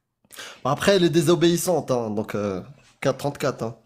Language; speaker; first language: French; native; French